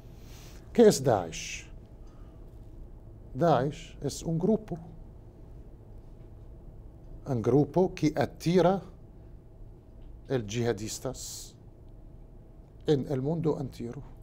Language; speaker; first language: Spanish; non-native, learner; Arabic